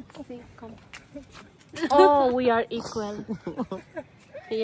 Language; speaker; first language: English; non-native, learner; Nepali